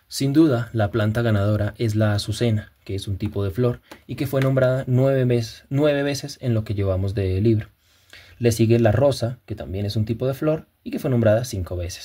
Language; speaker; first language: Spanish; native; Spanish